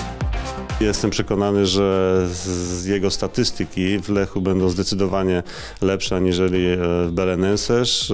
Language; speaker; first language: Polish; native; Polish